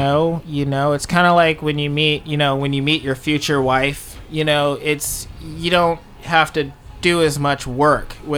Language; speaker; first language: English; non-native, fluent; French